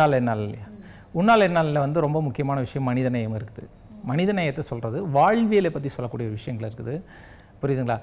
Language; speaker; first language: Tamil; native; Tamil